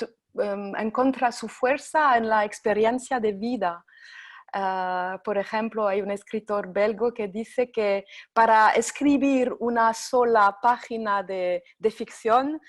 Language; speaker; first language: Spanish; non-native, fluent; French